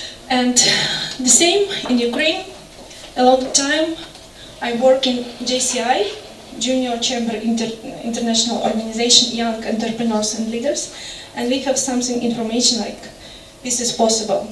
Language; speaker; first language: English; non-native, learner; Russian